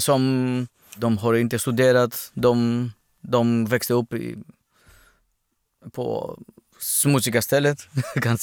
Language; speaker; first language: Swedish; non-native, fluent; Greek